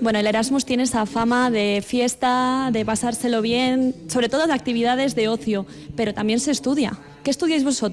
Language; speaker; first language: Spanish; native; Spanish